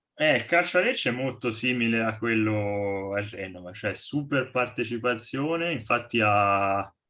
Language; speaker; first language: Italian; native; Italian